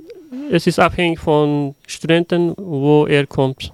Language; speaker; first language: German; non-native, learner; Uzbek